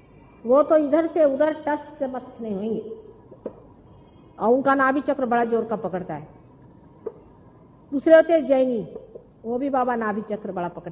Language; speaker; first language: Hindi; non-native, local second language; Marathi